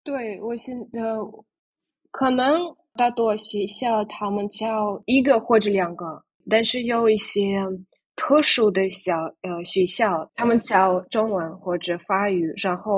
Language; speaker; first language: Chinese; non-native, fluent; Russian